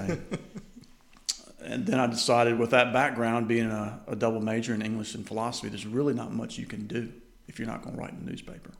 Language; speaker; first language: English; native; English